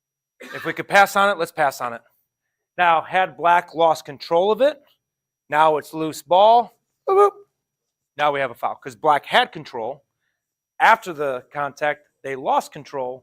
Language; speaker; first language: English; native; English